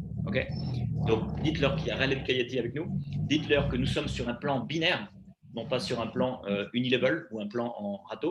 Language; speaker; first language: French; native; French